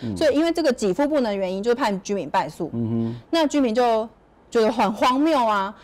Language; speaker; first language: Chinese; native; Chinese